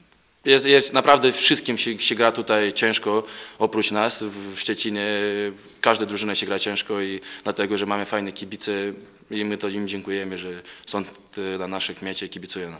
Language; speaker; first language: Polish; non-native, learner; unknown